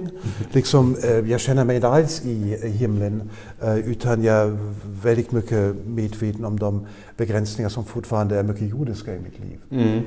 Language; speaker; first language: Swedish; non-native, fluent; German